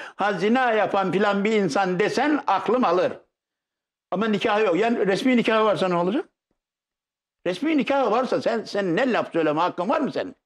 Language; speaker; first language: Turkish; native; Turkish